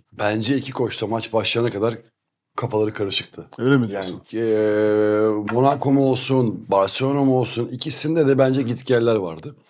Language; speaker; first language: Turkish; native; Turkish